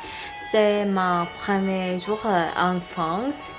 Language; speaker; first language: French; non-native, learner; Korean